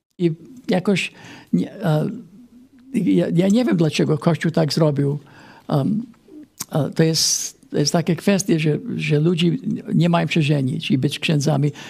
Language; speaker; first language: Polish; non-native, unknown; English